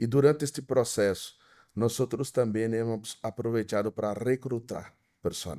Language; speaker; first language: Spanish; non-native, fluent; Portuguese